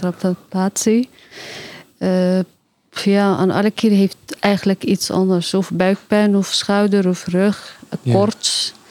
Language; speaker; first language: Dutch; non-native, learner; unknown